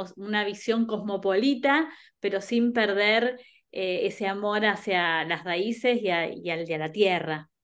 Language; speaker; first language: Spanish; native; Spanish